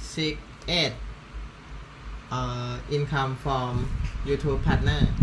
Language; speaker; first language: English; non-native, learner; Thai